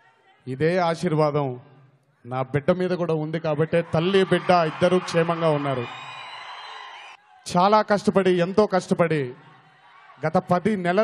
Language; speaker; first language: Telugu; native; Telugu